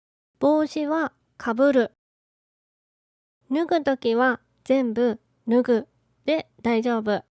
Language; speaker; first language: Japanese; native; Japanese